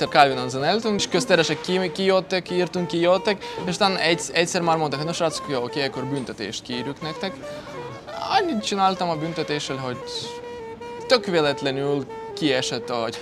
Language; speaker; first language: Hungarian; non-native, fluent; Russian